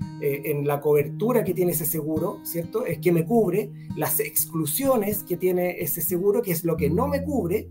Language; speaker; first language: Spanish; native; Spanish